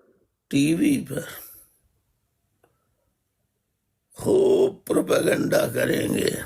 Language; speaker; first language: Urdu; native; Urdu